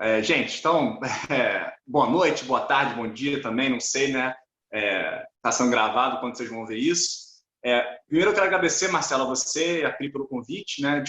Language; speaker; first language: Portuguese; native; Portuguese